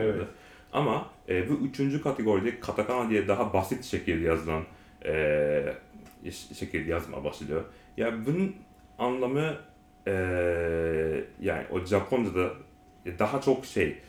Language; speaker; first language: Turkish; non-native, learner; Japanese